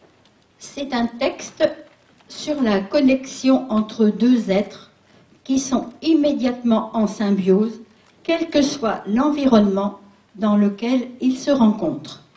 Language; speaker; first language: French; native; French